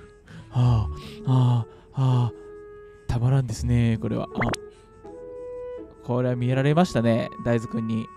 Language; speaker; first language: Japanese; native; Japanese